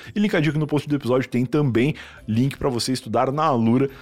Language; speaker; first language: Portuguese; native; Portuguese